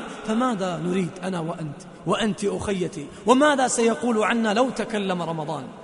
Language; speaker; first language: Arabic; native; Arabic